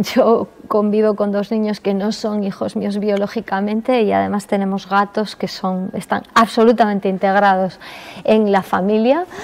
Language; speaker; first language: Spanish; non-native, local second language; Galician